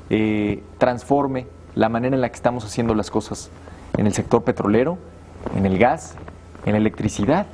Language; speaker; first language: Spanish; native; Spanish